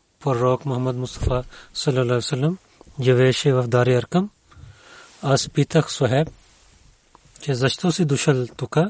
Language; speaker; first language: Bulgarian; non-native, learner; Urdu